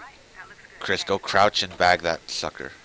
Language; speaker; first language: English; native; English